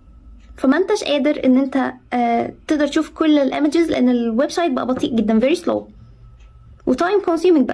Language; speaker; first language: Arabic; native; Arabic